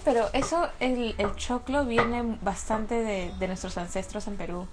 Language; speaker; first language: Spanish; native; Spanish